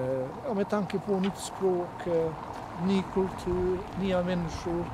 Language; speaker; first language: Swedish; non-native, fluent; Bosnian